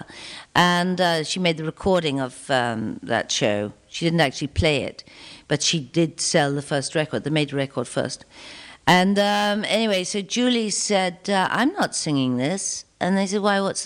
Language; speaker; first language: English; native; English